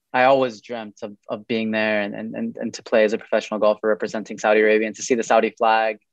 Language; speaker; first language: English; early bilingual, other home language; Arabic